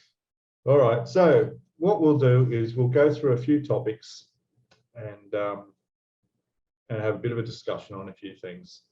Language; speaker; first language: English; native; English